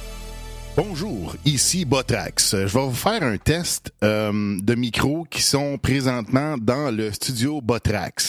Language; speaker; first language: French; native; French